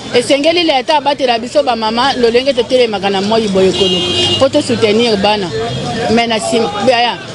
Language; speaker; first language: Lingala; native; Lingala